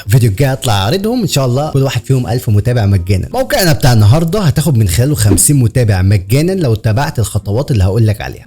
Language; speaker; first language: Arabic; native; Arabic